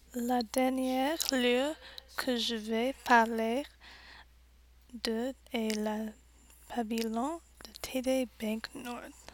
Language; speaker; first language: French; non-native, learner; English